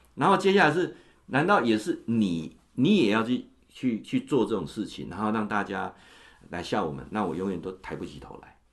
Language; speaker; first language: Chinese; native; Chinese